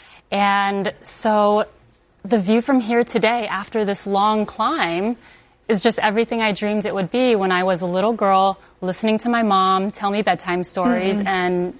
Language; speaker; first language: English; non-native, local second language; Chinese